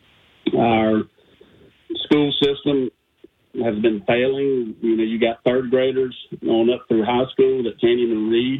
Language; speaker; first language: English; native; English